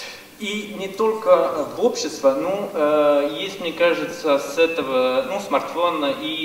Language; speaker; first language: Russian; non-native, fluent; French